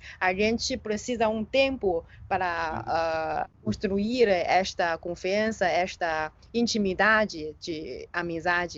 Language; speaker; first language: Portuguese; non-native, fluent; Chinese